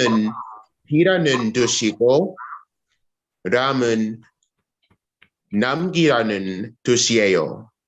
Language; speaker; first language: Korean; non-native, learner; English